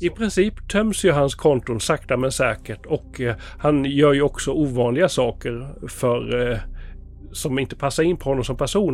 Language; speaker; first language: Swedish; native; Swedish